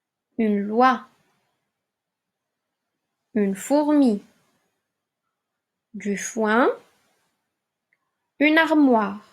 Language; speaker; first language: French; non-native, local second language; Arabic